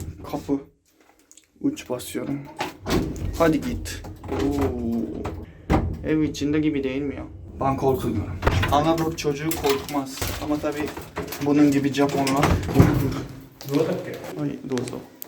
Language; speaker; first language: Turkish; non-native, fluent; Japanese